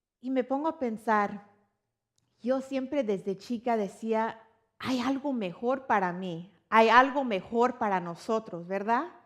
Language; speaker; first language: Spanish; early bilingual, heritage; Spanish